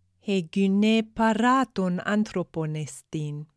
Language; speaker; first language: Greek; non-native, fluent; English